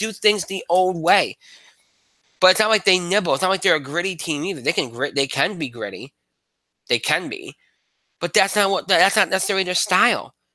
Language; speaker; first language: English; native; English